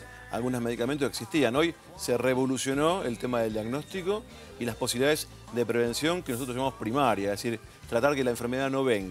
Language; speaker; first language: Spanish; native; Spanish